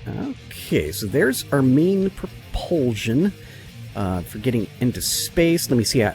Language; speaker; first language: English; native; English